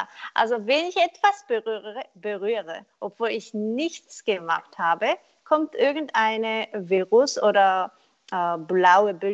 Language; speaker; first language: German; non-native, learner; Korean